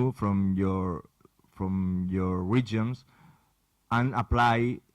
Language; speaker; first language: English; non-native, fluent; Catalan